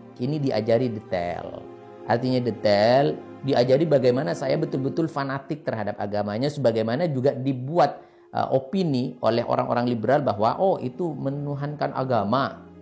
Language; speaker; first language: Indonesian; non-native, local second language; Madurese